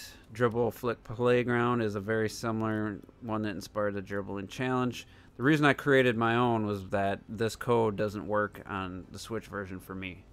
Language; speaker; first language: English; native; English